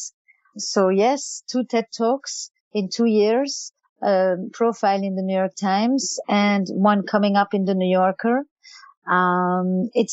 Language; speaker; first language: English; non-native, fluent; Yiddish